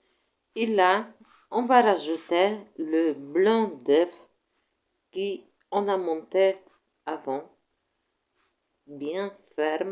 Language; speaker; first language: French; non-native, fluent; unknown